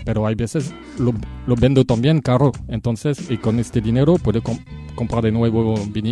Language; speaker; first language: Spanish; non-native, fluent; French